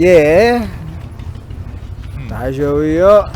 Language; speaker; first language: Japanese; non-native, learner; English